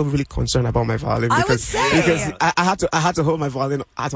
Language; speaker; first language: English; non-native, local second language; Yoruba